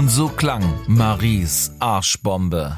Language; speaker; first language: German; native; German